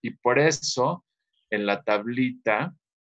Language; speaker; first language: Spanish; native; Spanish